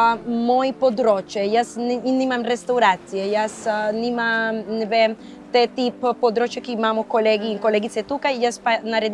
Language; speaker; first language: Slovenian; non-native, fluent; Spanish